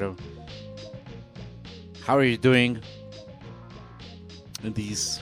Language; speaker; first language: English; non-native, fluent; Spanish